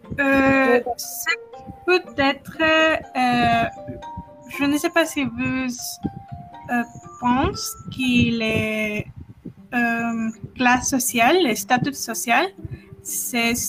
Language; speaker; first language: French; non-native, learner; Spanish